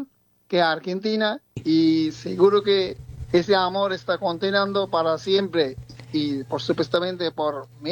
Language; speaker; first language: Spanish; non-native, learner; Bangla